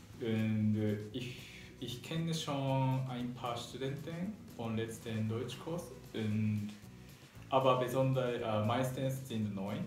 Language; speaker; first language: German; non-native, learner; Japanese